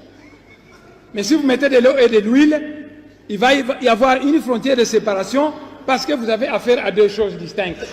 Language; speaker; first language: French; non-native, local second language; Kongo